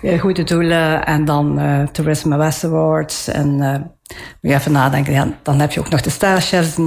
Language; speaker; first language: Dutch; early bilingual, other home language; Italian